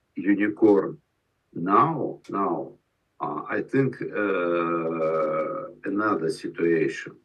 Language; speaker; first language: English; non-native, learner; Russian